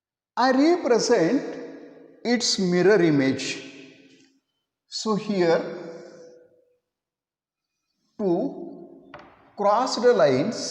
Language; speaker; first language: English; non-native, local second language; Marathi